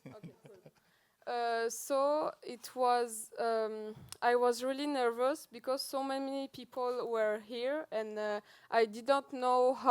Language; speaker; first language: English; non-native, learner; Persian